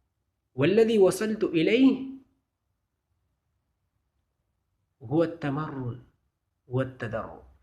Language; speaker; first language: Arabic; non-native, fluent; Urdu